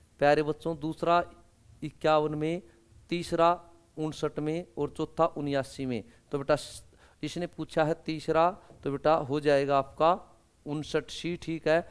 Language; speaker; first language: Hindi; native; Hindi